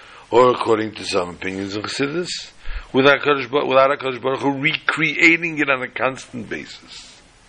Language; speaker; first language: English; native; English